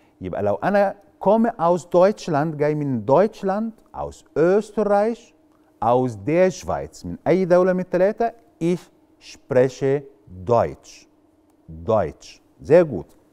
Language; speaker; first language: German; non-native, fluent; Arabic